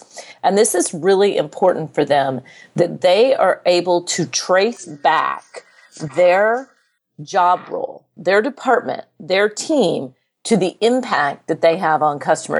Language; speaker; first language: English; native; English